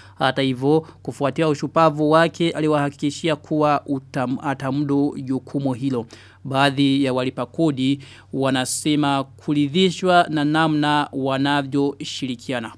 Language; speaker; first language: Swahili; non-native, local second language; Rundi